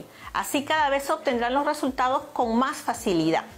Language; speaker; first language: Spanish; native; Spanish